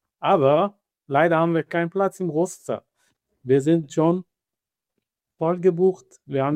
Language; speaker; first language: German; non-native, fluent; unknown